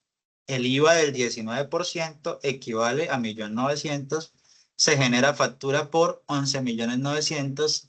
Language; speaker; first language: Spanish; native; Spanish